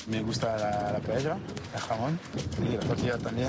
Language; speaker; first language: Spanish; non-native, learner; French